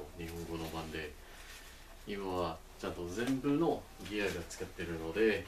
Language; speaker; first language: Japanese; non-native, learner; English